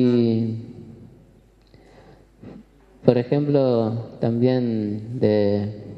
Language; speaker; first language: Spanish; non-native, local second language; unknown